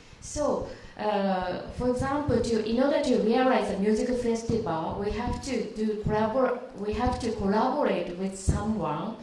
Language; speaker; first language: English; non-native, learner; Japanese